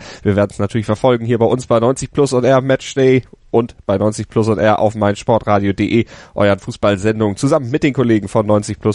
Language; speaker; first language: German; native; German